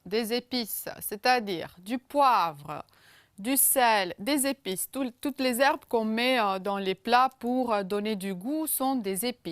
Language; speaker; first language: French; non-native, fluent; Romanian